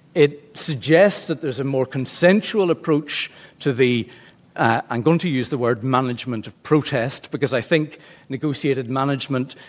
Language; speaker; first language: English; native; English